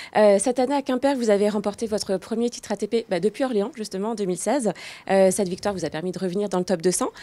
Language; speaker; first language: French; native; French